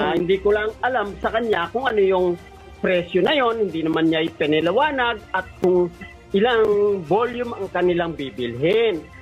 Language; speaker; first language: Filipino; non-native, local second language; Pampanga